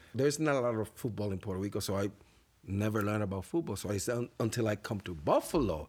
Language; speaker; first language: English; non-native, fluent; Spanish